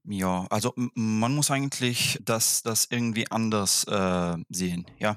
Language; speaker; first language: German; non-native, fluent; Arabic